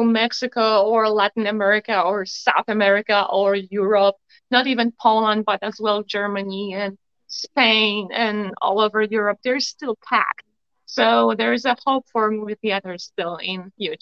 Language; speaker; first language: English; non-native, fluent; Polish